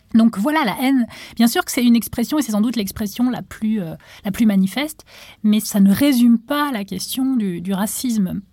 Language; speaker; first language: French; non-native, local second language; Arabic